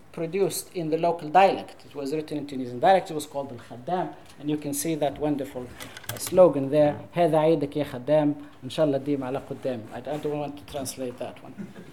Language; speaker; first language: English; non-native, fluent; Arabic